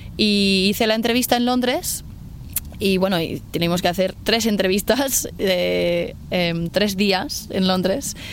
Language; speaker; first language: Spanish; non-native, fluent; English